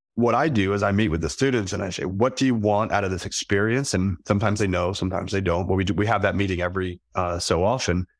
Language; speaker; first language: English; native; English